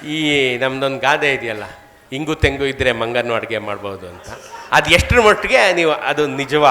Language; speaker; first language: Kannada; native; Kannada